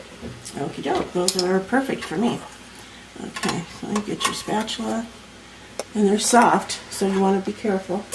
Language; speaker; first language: English; native; English